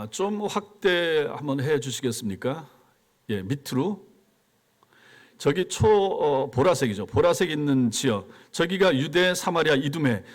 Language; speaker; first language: Korean; native; Korean